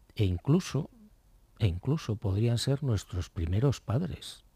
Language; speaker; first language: Spanish; native; Spanish